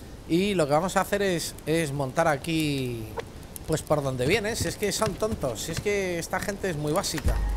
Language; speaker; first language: Spanish; native; Spanish